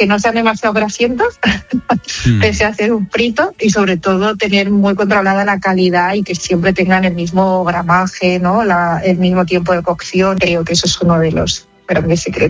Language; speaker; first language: Spanish; native; Spanish